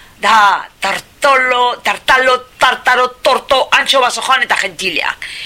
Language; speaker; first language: Basque; non-native, local second language; Spanish